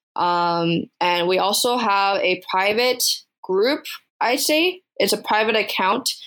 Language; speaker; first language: English; early bilingual, other home language; Chinese